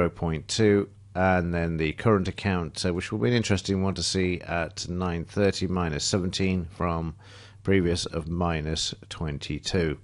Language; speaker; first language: English; native; English